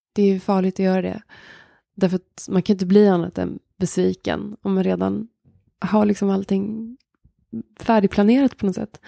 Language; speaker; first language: Swedish; native; Swedish